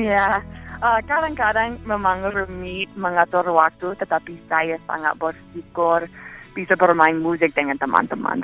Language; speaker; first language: Indonesian; non-native, fluent; English